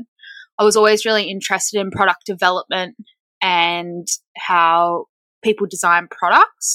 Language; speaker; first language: English; native; English